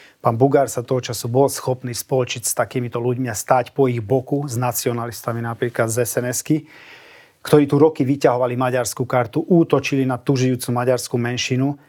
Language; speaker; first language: Slovak; non-native, local second language; Hungarian